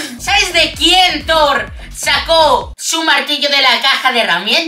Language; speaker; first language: Spanish; native; Spanish